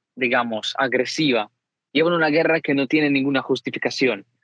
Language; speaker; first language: Spanish; non-native, fluent; Ukrainian